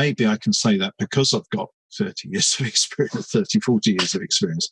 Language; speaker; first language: English; native; English